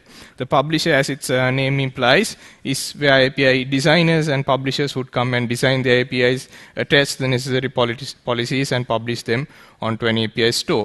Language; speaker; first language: English; non-native, local second language; Sinhala